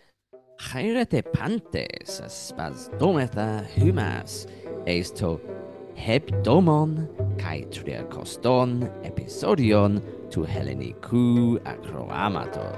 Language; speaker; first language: Greek; non-native, learner; English